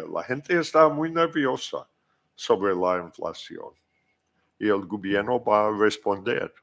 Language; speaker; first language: Spanish; non-native, fluent; English